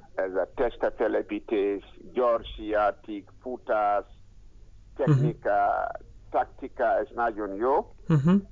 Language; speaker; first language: Hungarian; non-native, learner; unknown